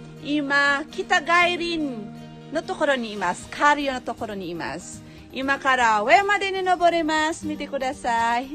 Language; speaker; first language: Japanese; non-native, learner; Filipino